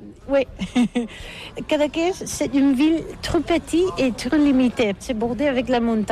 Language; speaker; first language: French; non-native, learner; Catalan